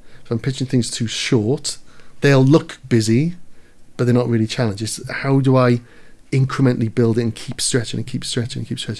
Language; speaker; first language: English; native; English